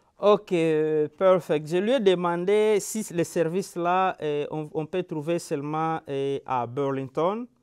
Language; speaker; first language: French; non-native, local second language; Lingala